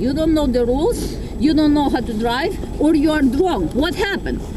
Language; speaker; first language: English; non-native, fluent; Ukrainian